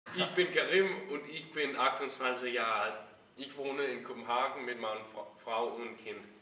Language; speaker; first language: German; non-native, learner; Danish